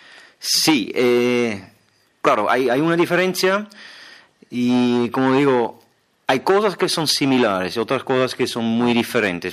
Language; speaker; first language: Spanish; non-native, fluent; German